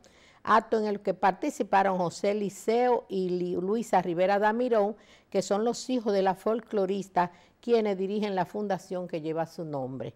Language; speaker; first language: Spanish; native; Spanish